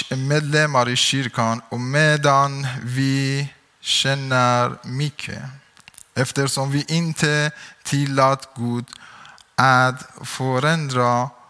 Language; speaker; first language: Swedish; non-native, learner; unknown